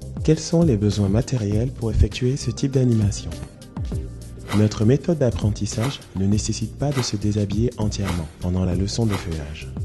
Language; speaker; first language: French; native; French